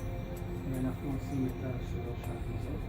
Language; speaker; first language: Hebrew; non-native, fluent; English